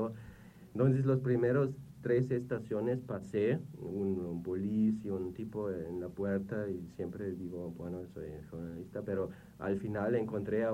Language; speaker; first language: Spanish; non-native, fluent; German